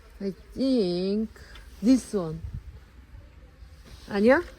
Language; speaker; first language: English; non-native, learner; Korean